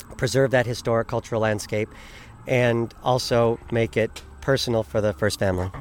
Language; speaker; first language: English; native; English